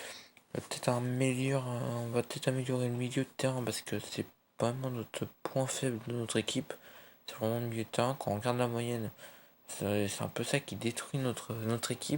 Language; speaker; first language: French; native; French